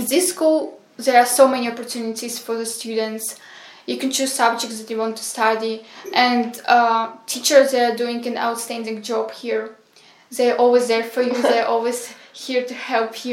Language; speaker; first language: English; non-native, fluent; Ukrainian